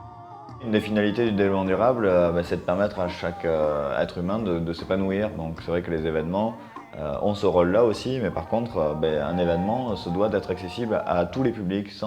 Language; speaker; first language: French; native; French